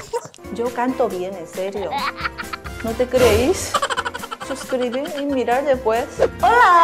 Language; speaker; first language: Spanish; non-native, learner; Korean